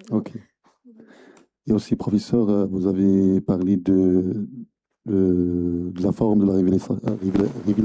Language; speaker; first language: French; non-native, local second language; Arabic